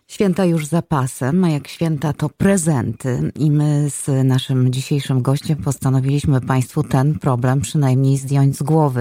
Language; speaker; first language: Polish; native; Polish